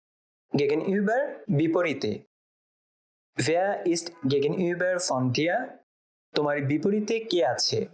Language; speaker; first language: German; non-native, fluent; Bangla